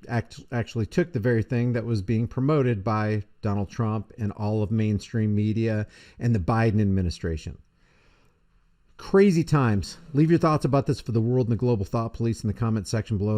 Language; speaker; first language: English; native; English